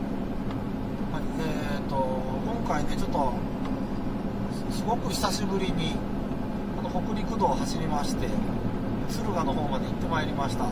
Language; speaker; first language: Japanese; native; Japanese